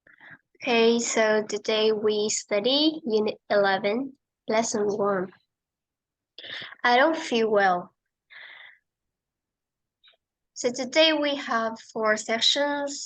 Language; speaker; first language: English; non-native, fluent; Vietnamese